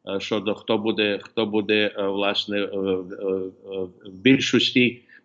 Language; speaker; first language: Ukrainian; early bilingual, heritage; Ukrainian